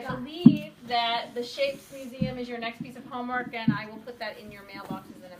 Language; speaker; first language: English; native; English